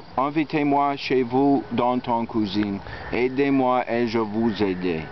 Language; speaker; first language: French; non-native, learner; English